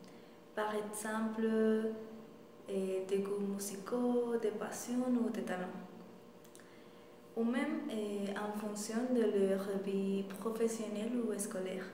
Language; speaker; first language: French; non-native, fluent; Spanish